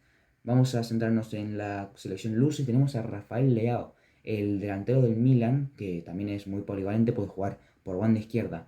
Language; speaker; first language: Spanish; native; Spanish